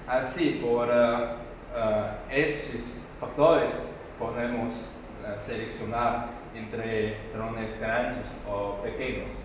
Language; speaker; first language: Portuguese; non-native, fluent; Chinese